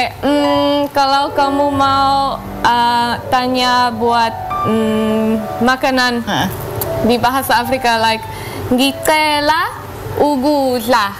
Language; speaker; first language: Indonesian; non-native, learner; English